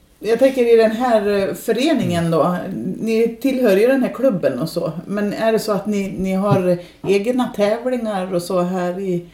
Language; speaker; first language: Swedish; native; Swedish